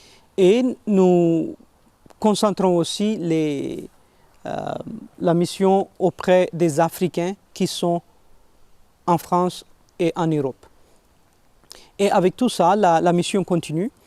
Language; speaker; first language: French; non-native, fluent; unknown